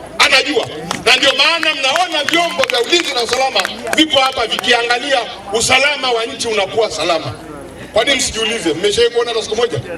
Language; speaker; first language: Swahili; non-native, local second language; Masai